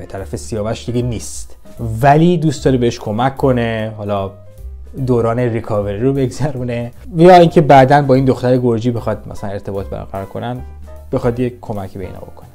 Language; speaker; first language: Persian; native; Persian